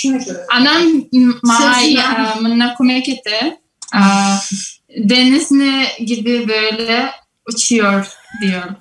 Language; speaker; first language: Turkish; non-native, learner; Kumyk